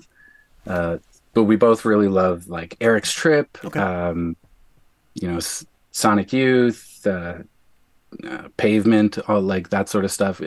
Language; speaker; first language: English; native; English